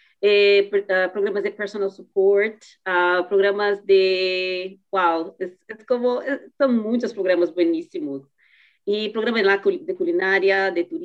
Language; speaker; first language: Spanish; non-native, learner; Portuguese